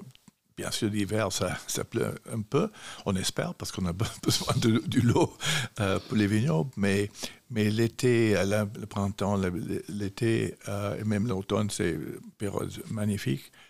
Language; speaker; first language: French; non-native, fluent; English